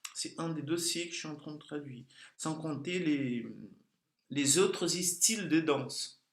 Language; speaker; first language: French; non-native, fluent; Portuguese